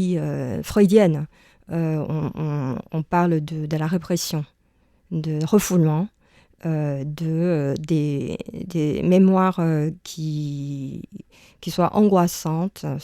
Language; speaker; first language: French; non-native, fluent; Chinese